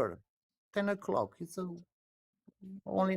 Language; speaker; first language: English; non-native, learner; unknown